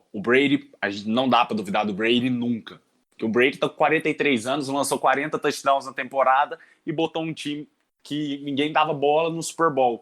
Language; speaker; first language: Portuguese; native; Portuguese